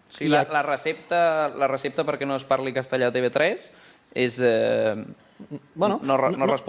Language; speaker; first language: Catalan; native; Catalan